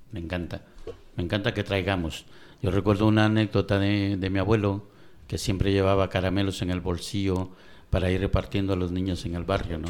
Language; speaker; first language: Spanish; native; Spanish